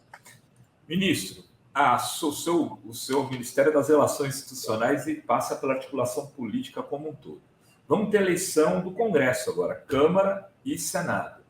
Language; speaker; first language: Portuguese; native; Portuguese